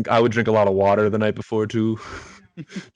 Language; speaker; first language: English; native; English